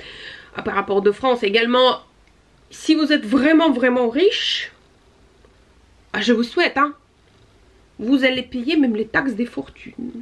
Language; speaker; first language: French; non-native, fluent; Russian